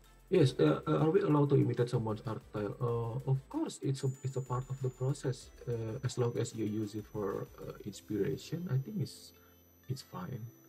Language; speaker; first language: English; non-native, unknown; Indonesian